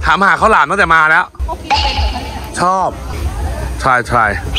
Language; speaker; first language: Thai; native; Thai